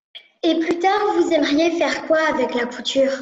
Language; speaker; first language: French; early bilingual, heritage; French